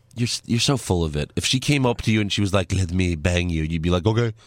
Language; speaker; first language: English; early bilingual, other home language; Italian